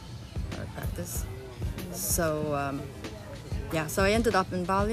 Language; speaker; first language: English; non-native, fluent; Faroese